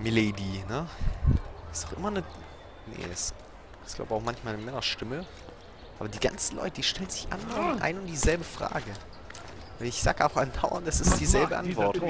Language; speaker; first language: German; native; German